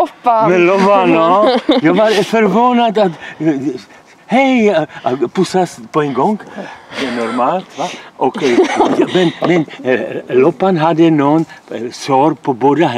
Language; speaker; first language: Swedish; non-native, learner; Czech